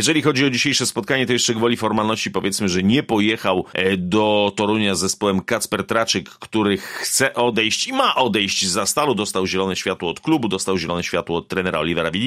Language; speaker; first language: Polish; native; Polish